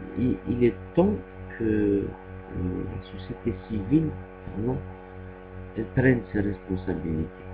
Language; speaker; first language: French; non-native, local second language; Arabic